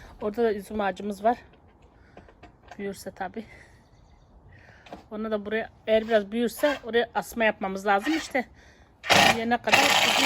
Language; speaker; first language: Turkish; native; Turkish